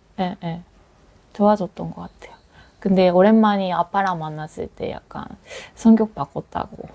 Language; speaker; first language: Korean; non-native, fluent; Japanese